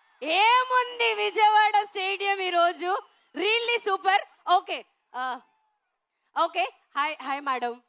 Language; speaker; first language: Telugu; native; Telugu